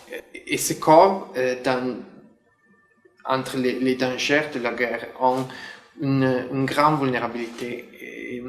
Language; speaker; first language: French; non-native, fluent; Italian